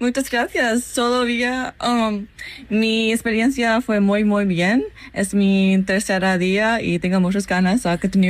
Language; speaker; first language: Spanish; non-native, fluent; English